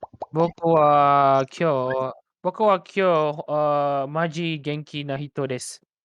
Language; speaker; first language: Japanese; non-native, learner; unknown